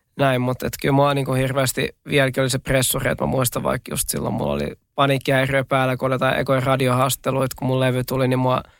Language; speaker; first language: Finnish; native; Finnish